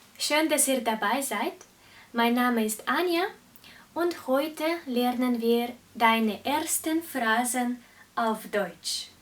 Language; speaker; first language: German; non-native, fluent; Russian